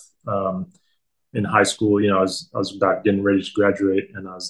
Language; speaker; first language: English; native; English